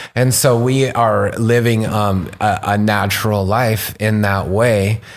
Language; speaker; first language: English; native; English